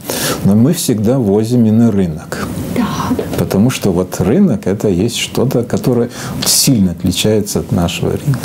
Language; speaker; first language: Russian; non-native, fluent; Lithuanian